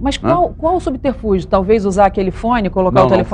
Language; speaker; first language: Portuguese; native; Portuguese